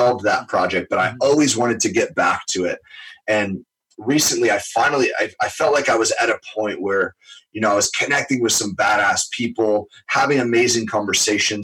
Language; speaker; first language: English; native; English